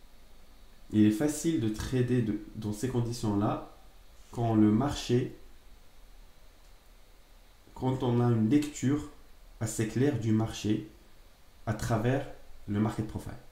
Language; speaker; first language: French; native; French